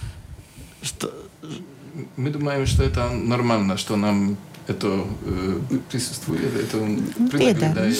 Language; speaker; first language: Russian; non-native, fluent; Polish